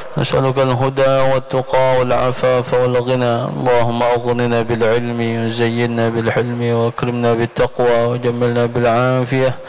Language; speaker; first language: Arabic; non-native, fluent; Indonesian